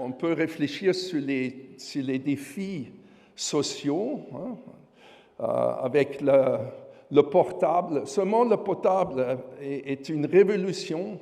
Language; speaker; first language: French; non-native, fluent; German